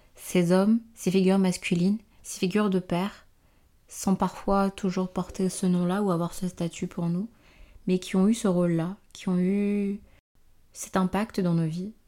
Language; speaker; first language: French; native; French